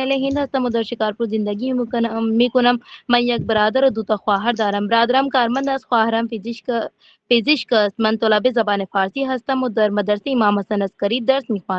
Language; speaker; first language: Persian; non-native, learner; Urdu